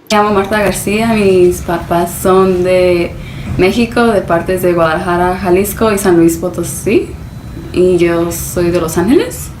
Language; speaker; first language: Spanish; early bilingual, heritage; Spanish